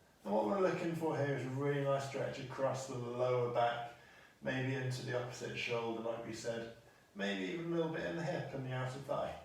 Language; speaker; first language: English; native; English